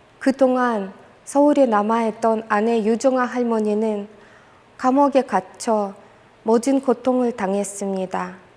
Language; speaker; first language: Korean; non-native, fluent; Russian